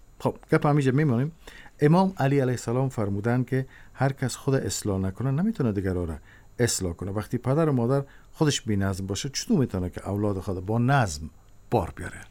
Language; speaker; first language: Persian; native; Persian